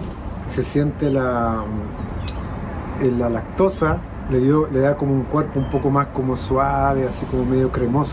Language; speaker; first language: Spanish; native; Spanish